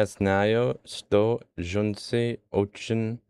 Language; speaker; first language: Russian; non-native, learner; English